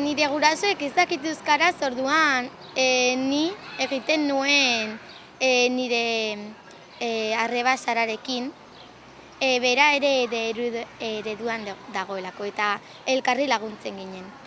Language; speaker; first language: Basque; non-native, local second language; Spanish